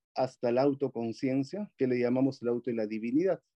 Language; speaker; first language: Spanish; native; Spanish